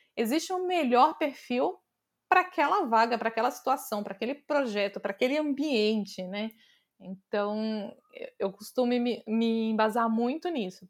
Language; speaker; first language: Portuguese; native; Portuguese